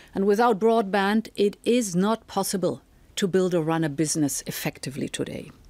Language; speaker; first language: English; non-native, fluent; German